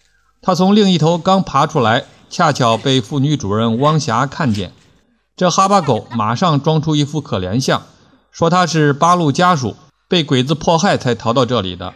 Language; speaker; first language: Chinese; native; Chinese